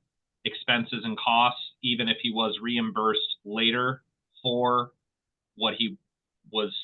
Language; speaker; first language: English; native; English